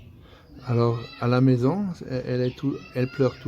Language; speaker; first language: French; non-native, fluent; German